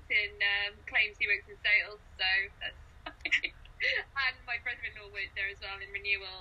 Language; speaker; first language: English; native; English